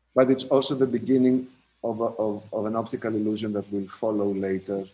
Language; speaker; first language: English; non-native, fluent; Greek